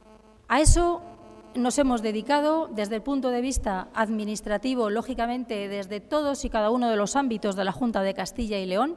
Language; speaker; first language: Spanish; native; Spanish